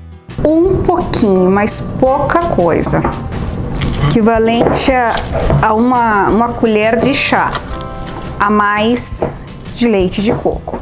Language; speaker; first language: Portuguese; native; Portuguese